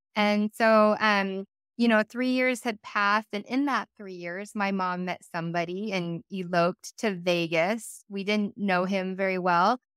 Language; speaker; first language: English; native; English